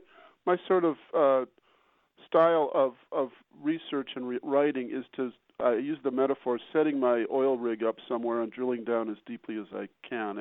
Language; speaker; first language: English; native; English